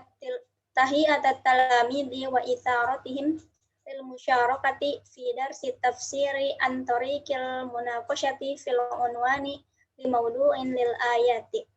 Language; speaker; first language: Arabic; non-native, learner; Indonesian